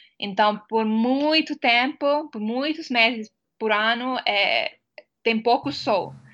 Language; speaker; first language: Portuguese; non-native, fluent; Estonian